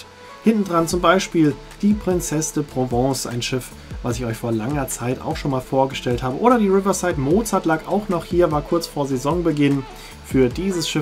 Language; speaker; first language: German; native; German